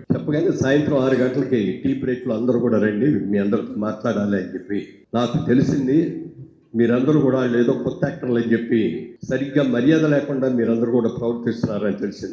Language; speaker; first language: Telugu; native; Telugu